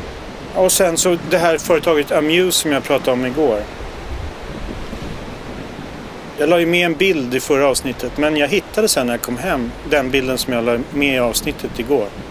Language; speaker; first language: Swedish; native; Swedish